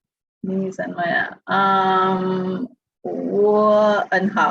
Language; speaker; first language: Chinese; non-native, learner; English